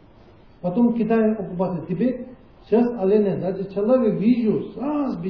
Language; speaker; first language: Russian; non-native, learner; Tibetan